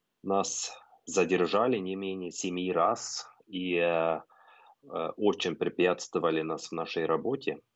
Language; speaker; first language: Russian; non-native, fluent; Norwegian